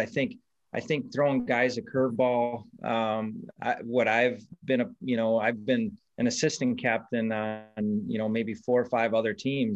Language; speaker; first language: English; native; English